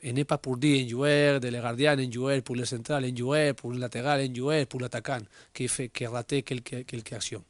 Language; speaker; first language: French; non-native, learner; Spanish